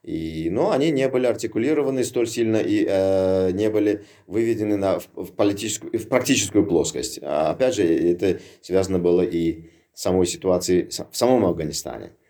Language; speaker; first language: Russian; non-native, local second language; Uzbek